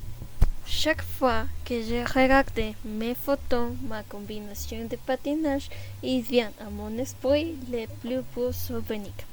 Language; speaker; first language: French; non-native, learner; Spanish